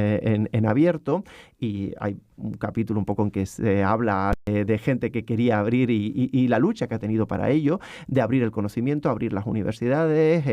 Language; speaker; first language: Spanish; native; Spanish